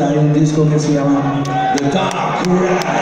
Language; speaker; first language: Spanish; non-native, fluent; German